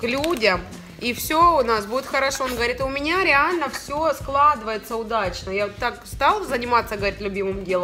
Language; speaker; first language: Russian; native; Russian